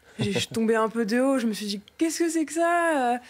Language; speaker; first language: French; native; French